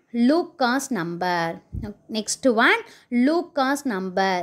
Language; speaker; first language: English; non-native, local second language; Tamil